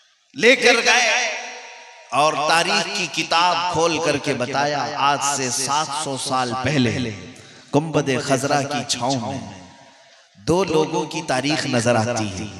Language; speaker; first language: Urdu; native; Urdu